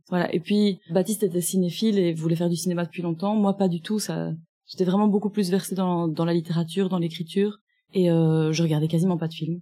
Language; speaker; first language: French; native; French